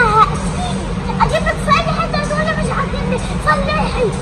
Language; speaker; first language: Arabic; native; Arabic